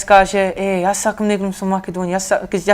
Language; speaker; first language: Macedonian; early bilingual, heritage; Macedonian